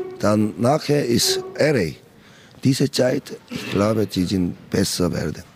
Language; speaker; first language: German; non-native, learner; Korean